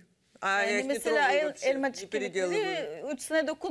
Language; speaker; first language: Turkish; non-native, fluent; Russian